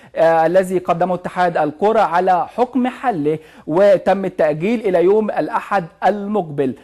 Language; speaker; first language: Arabic; native; Arabic